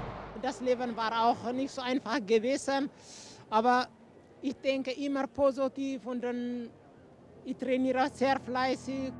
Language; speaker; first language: German; non-native, fluent; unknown